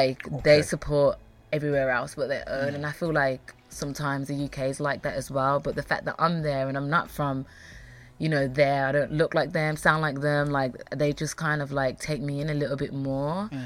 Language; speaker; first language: English; native; English